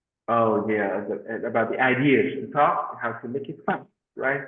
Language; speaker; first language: English; non-native, fluent; Vietnamese